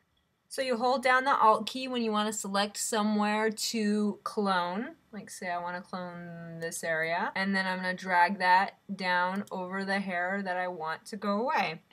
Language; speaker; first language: English; native; English